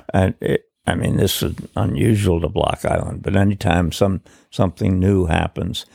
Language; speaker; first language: English; native; English